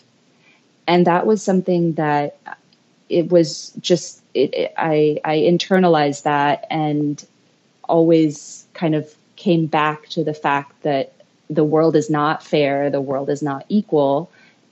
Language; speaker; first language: English; native; English